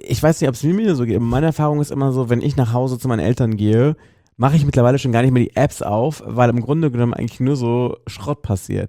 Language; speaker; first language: German; native; German